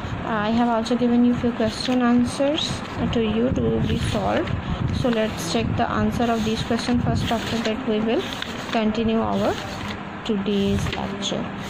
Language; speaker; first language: English; non-native, local second language; Urdu